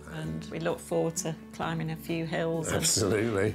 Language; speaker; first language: English; native; English